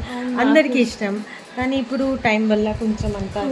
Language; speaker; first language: Telugu; non-native, fluent; Bangla